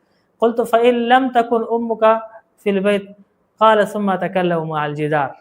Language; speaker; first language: Arabic; non-native, fluent; Urdu